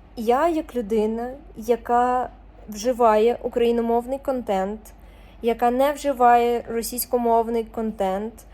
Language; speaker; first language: Ukrainian; non-native, local second language; Russian